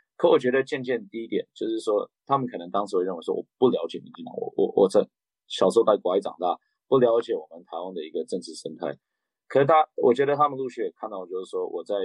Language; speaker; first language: Chinese; early bilingual, heritage; Chinese